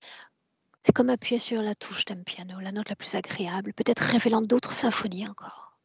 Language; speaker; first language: French; native; French